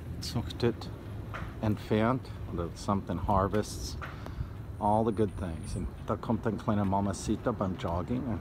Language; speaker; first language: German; non-native, learner; English